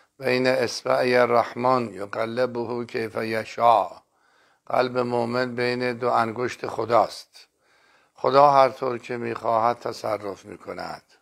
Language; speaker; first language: Persian; non-native, local second language; Azerbaijani